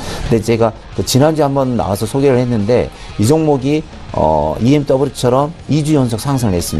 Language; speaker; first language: Korean; native; Korean